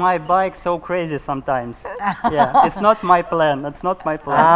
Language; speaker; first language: English; non-native, learner; Russian